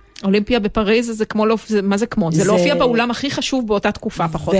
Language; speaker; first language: Hebrew; native; Hebrew